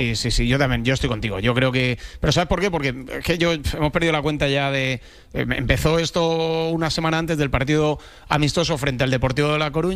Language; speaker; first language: Spanish; native; Spanish